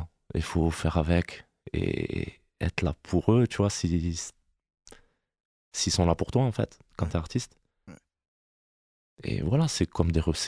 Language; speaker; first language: French; native; French